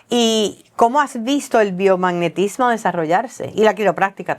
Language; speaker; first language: Spanish; native; Spanish